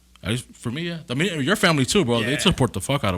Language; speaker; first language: English; early bilingual, other home language; Spanish